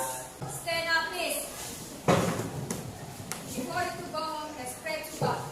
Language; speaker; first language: English; non-native, learner; Indonesian